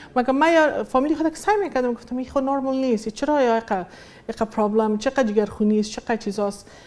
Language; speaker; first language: Persian; early bilingual, heritage; Persian